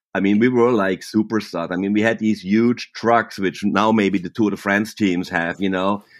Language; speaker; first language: English; non-native, fluent; German